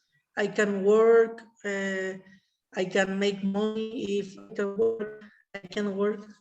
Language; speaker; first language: English; non-native, learner; Spanish